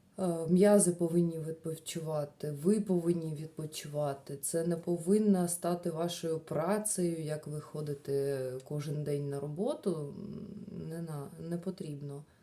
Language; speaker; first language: Ukrainian; non-native, local second language; Russian